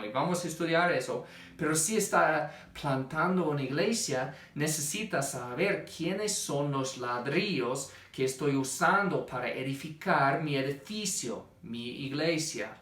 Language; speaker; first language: Spanish; non-native, fluent; English